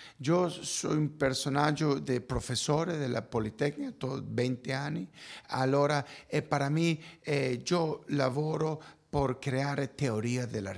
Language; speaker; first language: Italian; non-native, learner; Spanish